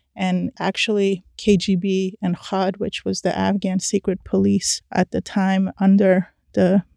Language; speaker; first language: English; early bilingual, other home language; Persian